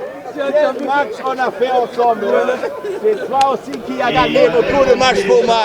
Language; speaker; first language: French; non-native, learner; German